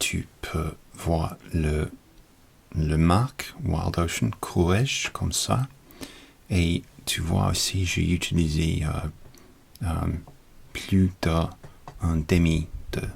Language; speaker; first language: French; non-native, learner; English